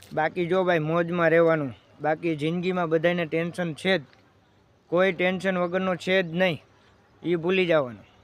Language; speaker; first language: Gujarati; native; Gujarati